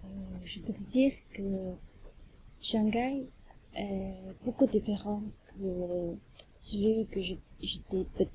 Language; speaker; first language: French; non-native, learner; Chinese